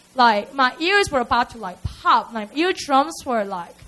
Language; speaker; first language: English; non-native, fluent; Korean